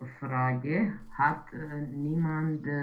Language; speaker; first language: German; non-native, learner; Romanian